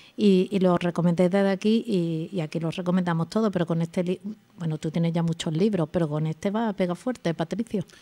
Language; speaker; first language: Spanish; native; Spanish